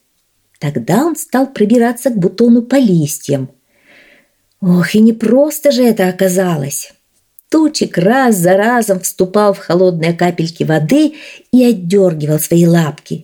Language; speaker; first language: Russian; native; Russian